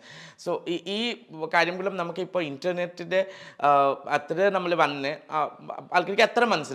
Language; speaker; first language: Malayalam; non-native, learner; Assamese